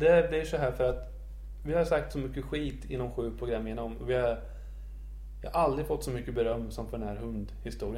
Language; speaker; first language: Swedish; native; Swedish